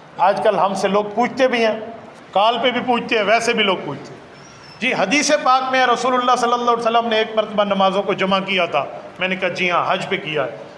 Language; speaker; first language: Urdu; non-native, local second language; Saraiki